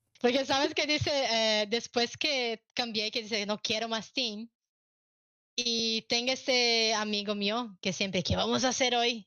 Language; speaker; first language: Spanish; non-native, learner; Portuguese